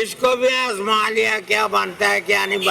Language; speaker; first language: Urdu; non-native, local second language; Punjabi